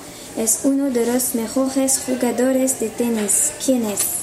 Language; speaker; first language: Spanish; non-native, learner; French